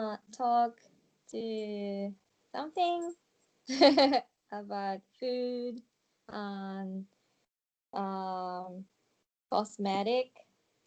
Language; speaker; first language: English; non-native, learner; Japanese